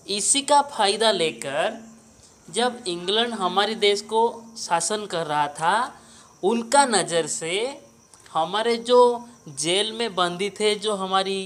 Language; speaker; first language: Hindi; non-native, local second language; Odia